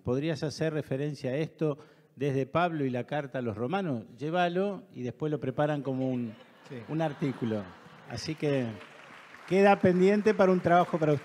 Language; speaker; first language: Spanish; native; Spanish